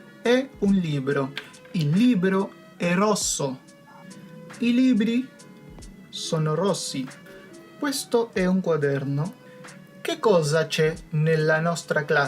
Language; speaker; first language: Italian; non-native, learner; Spanish